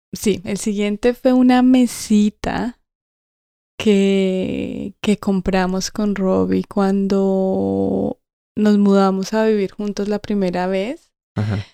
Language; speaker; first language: Spanish; native; Spanish